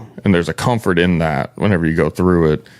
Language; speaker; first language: English; native; English